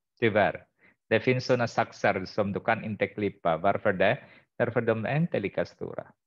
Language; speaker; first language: Swedish; non-native, fluent; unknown